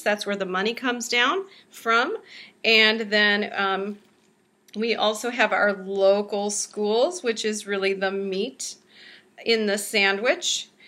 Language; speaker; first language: English; native; English